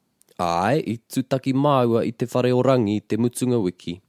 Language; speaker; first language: Māori; non-native, fluent; English